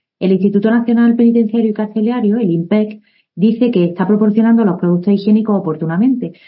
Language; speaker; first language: Spanish; native; Spanish